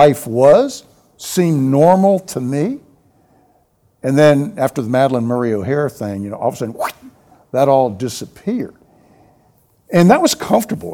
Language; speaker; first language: English; native; English